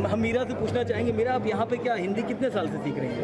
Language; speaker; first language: Hindi; native; Hindi